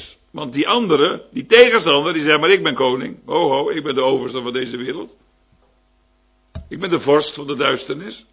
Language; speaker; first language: Dutch; native; Dutch